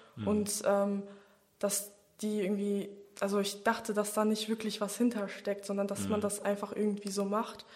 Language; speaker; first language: German; early bilingual, other home language; Bosnian